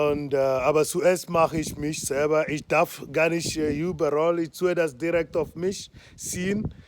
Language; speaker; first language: German; non-native, fluent; Igbo